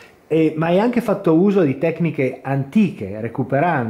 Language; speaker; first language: Italian; native; Italian